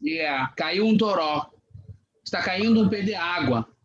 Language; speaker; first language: Portuguese; non-native, fluent; English